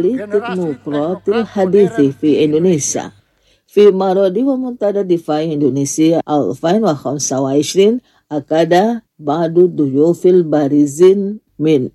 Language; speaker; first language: Arabic; non-native, fluent; Indonesian